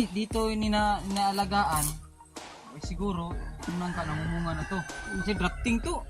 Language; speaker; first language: Filipino; non-native, local second language; Cebuano